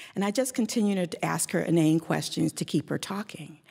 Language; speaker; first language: English; native; English